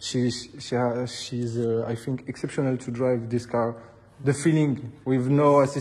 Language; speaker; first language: English; non-native, learner; French